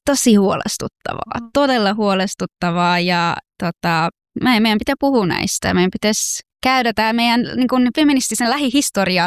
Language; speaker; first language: Finnish; non-native, fluent; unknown